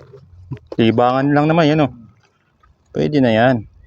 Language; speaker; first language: Filipino; native; Filipino